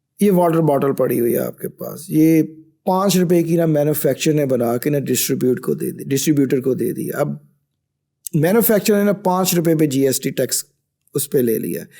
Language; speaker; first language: Urdu; non-native, local second language; Punjabi